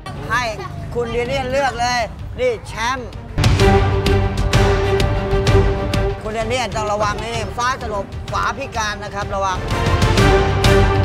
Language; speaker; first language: Thai; native; Thai